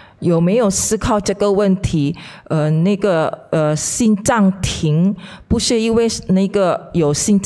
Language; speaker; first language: Chinese; non-native, fluent; Indonesian